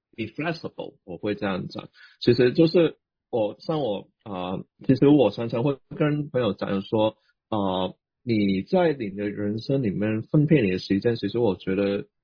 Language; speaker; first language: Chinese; non-native, local second language; Cantonese